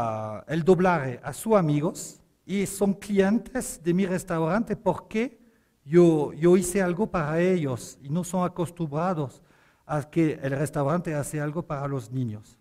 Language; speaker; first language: Spanish; non-native, fluent; French